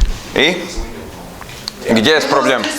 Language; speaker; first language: Russian; non-native, learner; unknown